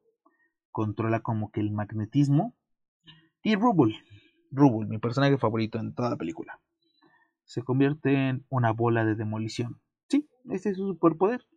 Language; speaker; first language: Spanish; native; Spanish